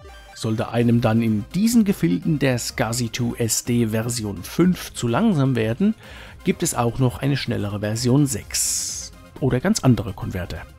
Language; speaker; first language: German; native; German